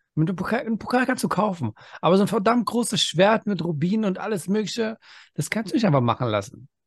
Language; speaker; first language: German; early bilingual, other home language; Persian